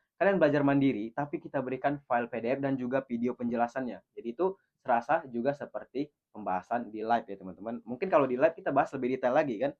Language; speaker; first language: Indonesian; native; Indonesian